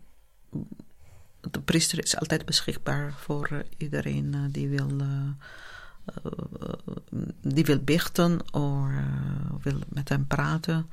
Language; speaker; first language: Dutch; non-native, fluent; Italian